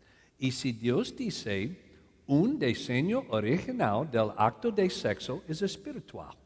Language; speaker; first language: Spanish; non-native, learner; English